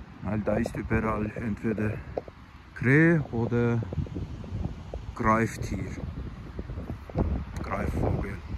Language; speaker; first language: German; non-native, fluent; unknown